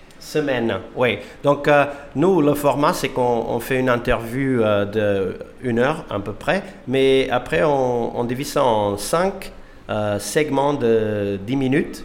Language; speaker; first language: French; non-native, fluent; Portuguese